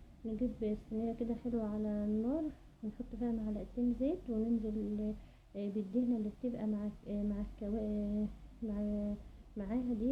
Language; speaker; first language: Arabic; native; Arabic